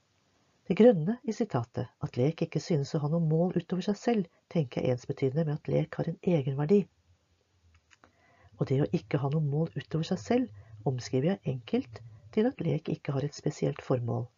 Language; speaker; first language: Norwegian; native; Norwegian